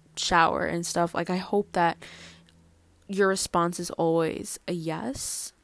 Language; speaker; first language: English; early bilingual, other home language; Spanish